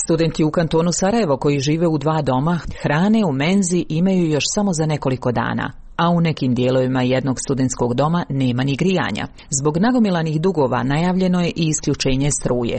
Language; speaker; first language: Serbian; native; Serbian